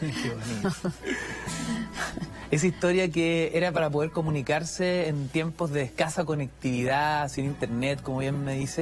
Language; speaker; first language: Spanish; native; Spanish